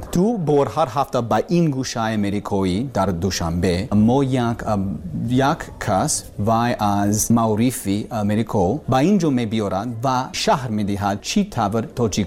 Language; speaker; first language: Persian; non-native, learner; English